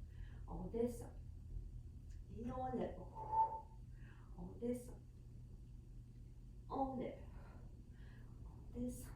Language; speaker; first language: French; native; French